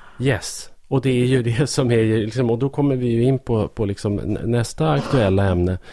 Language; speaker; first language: Swedish; native; Swedish